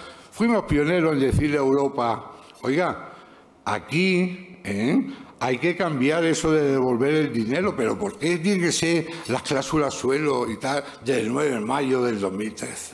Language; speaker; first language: Spanish; native; Spanish